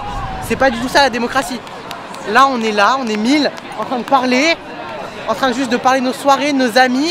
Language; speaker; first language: French; native; French